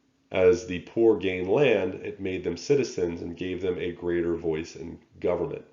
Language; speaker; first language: English; native; English